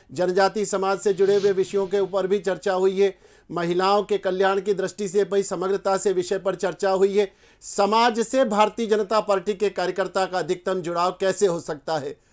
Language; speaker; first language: Hindi; native; Hindi